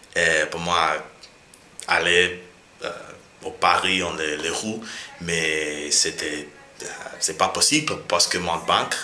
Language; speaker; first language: French; non-native, learner; English